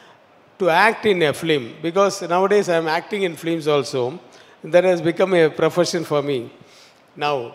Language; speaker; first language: Telugu; non-native, learner; Tamil